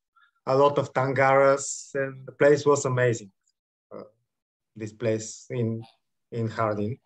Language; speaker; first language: English; non-native, learner; Bulgarian